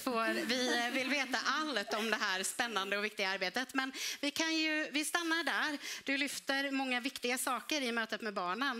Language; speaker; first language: Swedish; native; Swedish